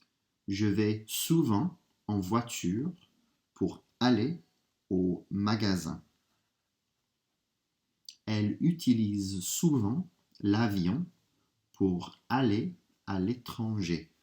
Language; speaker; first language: French; non-native, fluent; English